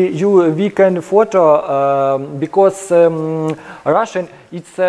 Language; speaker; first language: English; non-native, learner; Ukrainian